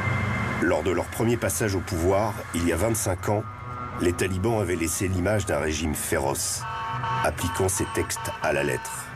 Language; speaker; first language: French; native; French